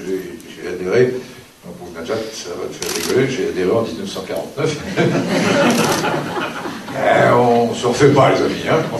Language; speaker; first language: French; native; French